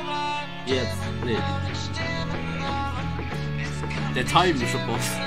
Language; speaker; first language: German; native; German